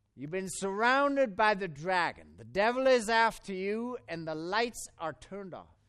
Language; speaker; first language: English; non-native, fluent; German